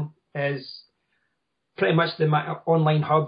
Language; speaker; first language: English; native; English